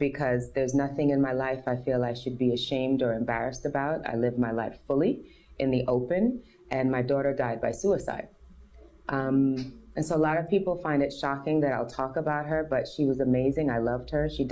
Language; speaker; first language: English; native; English